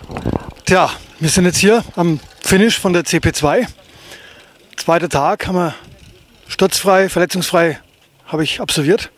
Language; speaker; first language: German; native; German